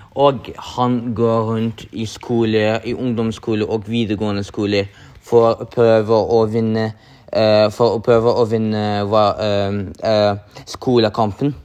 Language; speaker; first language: Norwegian; non-native, local second language; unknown